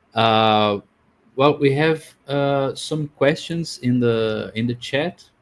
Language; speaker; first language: English; non-native, fluent; Portuguese